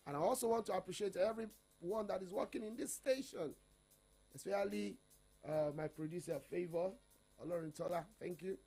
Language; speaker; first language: English; non-native, local second language; Yoruba